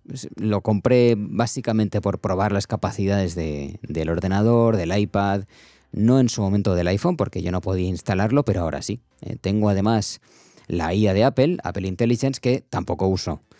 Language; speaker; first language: Spanish; native; Spanish